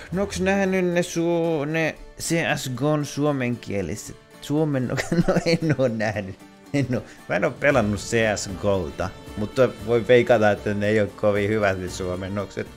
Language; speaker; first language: Finnish; native; Finnish